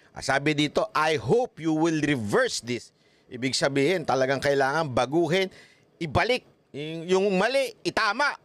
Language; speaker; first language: Filipino; native; Filipino